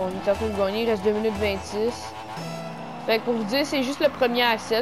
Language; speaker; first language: French; native; French